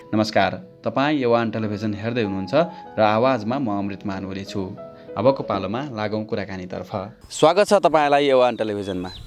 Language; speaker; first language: Nepali; native; Nepali